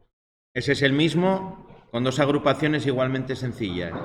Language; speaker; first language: Spanish; native; Spanish